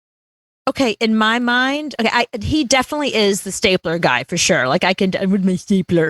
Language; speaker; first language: English; native; English